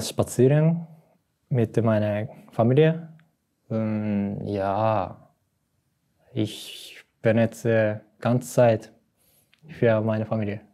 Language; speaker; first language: German; non-native, learner; Japanese